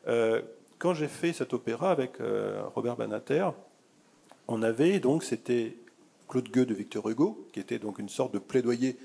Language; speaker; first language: French; native; French